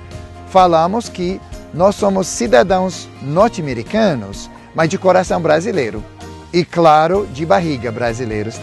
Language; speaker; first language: Portuguese; non-native, fluent; English